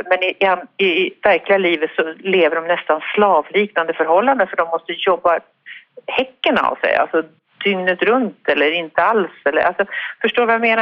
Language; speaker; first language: Swedish; native; Swedish